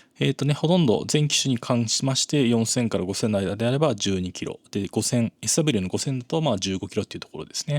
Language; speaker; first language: Japanese; native; Japanese